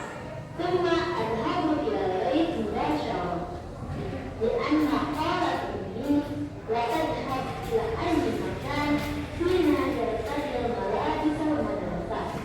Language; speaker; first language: Arabic; non-native, learner; Indonesian